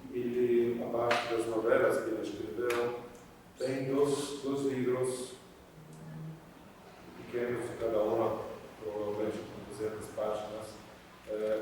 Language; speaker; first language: Portuguese; non-native, fluent; Polish